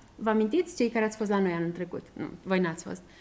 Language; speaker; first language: Romanian; native; Romanian